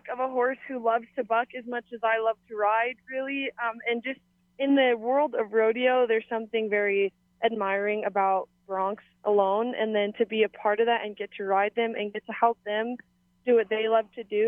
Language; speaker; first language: English; native; English